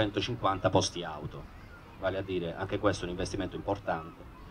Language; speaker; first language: Italian; native; Italian